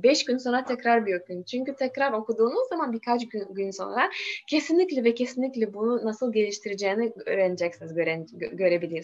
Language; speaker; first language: Turkish; non-native, learner; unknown